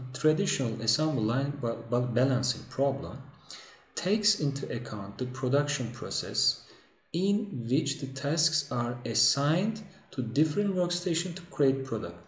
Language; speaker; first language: English; non-native, fluent; Turkish